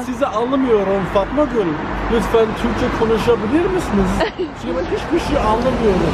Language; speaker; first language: Turkish; early bilingual, heritage; Turkish